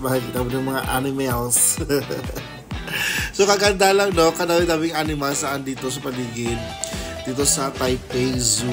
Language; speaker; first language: Filipino; non-native, local second language; Hiligaynon